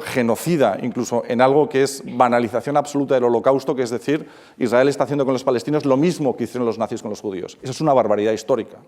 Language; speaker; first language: Spanish; native; Spanish